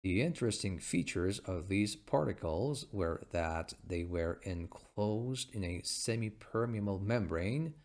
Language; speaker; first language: English; non-native, fluent; Persian